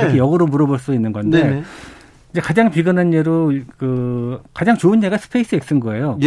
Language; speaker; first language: Korean; native; Korean